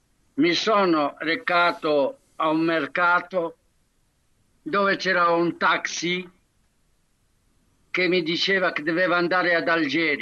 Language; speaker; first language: Italian; non-native, fluent; Arabic